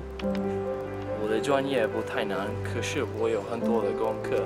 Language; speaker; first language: Chinese; non-native, learner; English